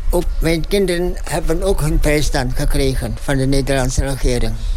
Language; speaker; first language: Dutch; non-native, local second language; Indonesian